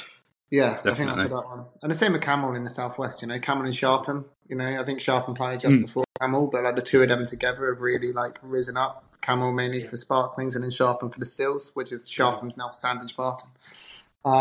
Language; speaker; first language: English; native; English